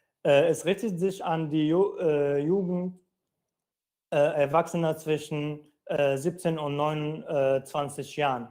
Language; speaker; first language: German; non-native, fluent; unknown